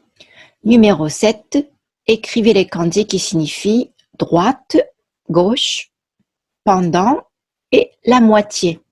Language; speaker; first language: French; non-native, fluent; Japanese